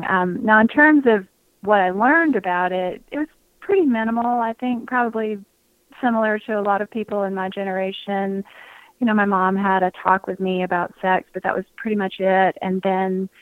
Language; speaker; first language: English; native; English